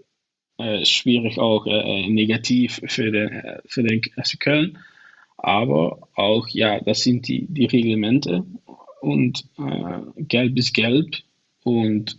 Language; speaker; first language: German; non-native, learner; Dutch